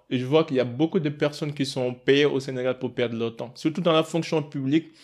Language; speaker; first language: French; non-native, local second language; Wolof